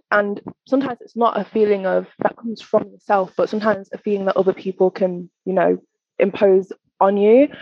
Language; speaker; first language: English; native; English